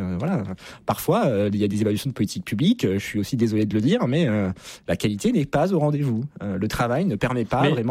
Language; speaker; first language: French; native; French